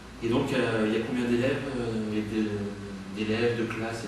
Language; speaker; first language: French; native; French